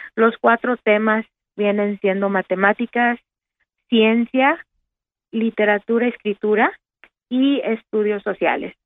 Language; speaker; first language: Spanish; early bilingual, heritage; Spanish